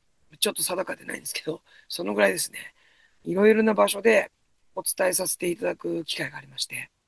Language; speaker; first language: Japanese; native; Japanese